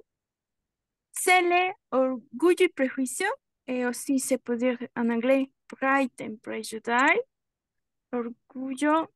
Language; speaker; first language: French; non-native, learner; Spanish